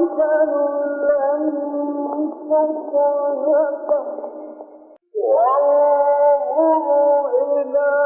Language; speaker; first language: Arabic; native; Arabic